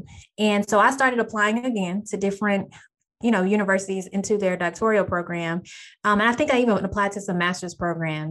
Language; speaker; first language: English; native; English